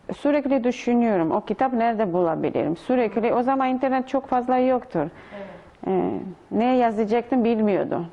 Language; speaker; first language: Turkish; non-native, learner; Russian